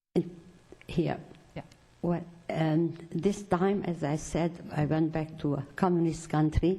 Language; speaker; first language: English; non-native, fluent; Romanian